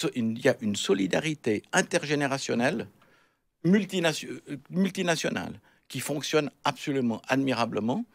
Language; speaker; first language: French; native; French